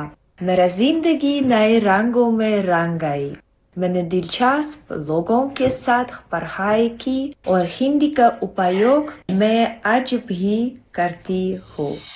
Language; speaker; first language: Hindi; non-native, learner; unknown